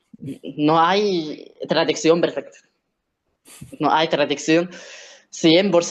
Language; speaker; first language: Spanish; non-native, learner; Arabic